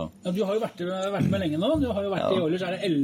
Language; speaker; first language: Norwegian; native; Norwegian